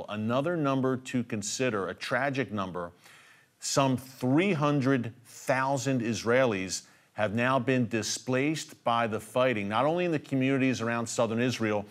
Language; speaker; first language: English; native; English